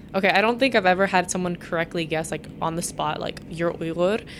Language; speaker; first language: English; early bilingual, other home language; Chinese